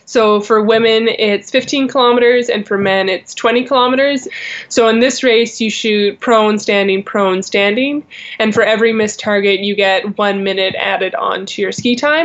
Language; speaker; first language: English; native; English